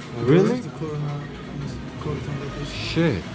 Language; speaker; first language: English; non-native, learner; Korean